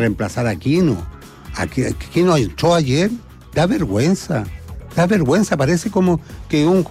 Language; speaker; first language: Spanish; native; Spanish